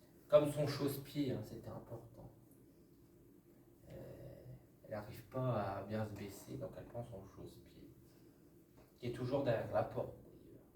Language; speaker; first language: French; native; French